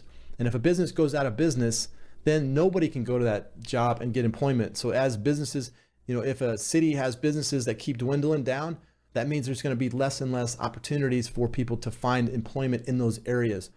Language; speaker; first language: English; native; English